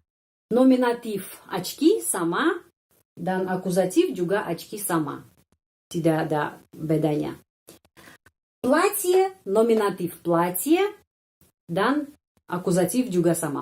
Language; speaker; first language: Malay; non-native, fluent; Russian